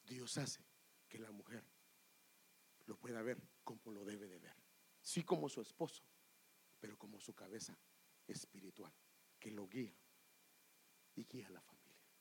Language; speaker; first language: Spanish; native; Spanish